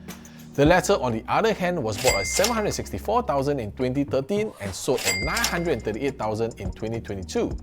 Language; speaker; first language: English; native; English